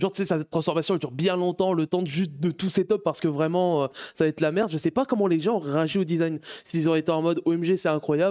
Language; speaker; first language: French; native; French